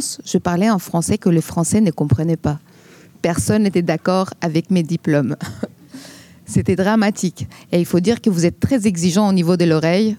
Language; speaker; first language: French; non-native, fluent; Greek